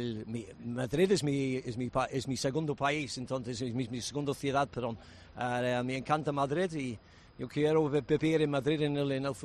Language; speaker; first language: Spanish; non-native, learner; English